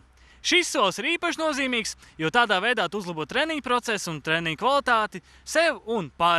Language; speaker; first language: Latvian; native; Latvian